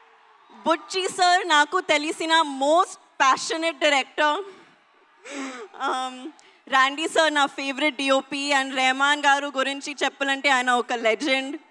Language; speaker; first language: Telugu; non-native, local second language; Hindi